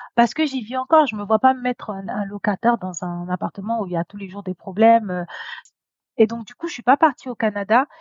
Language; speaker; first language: French; native; French